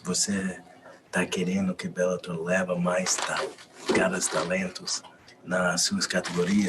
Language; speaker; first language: Portuguese; non-native, learner; English